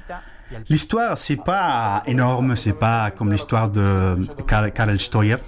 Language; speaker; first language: French; non-native, fluent; Spanish